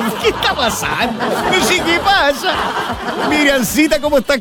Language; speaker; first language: Spanish; native; Spanish